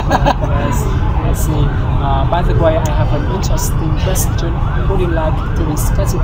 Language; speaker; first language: English; non-native, learner; Vietnamese